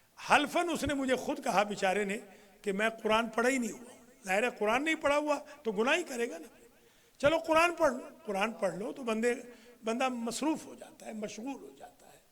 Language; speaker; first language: Urdu; non-native, local second language; Punjabi